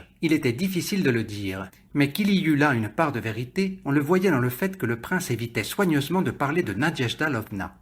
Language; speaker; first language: French; native; French